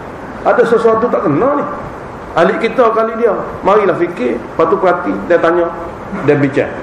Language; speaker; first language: Malay; native; Malay